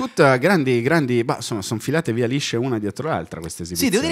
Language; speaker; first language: Italian; native; Italian